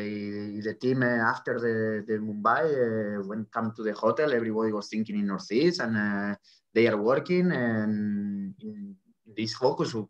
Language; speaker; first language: English; non-native, fluent; Spanish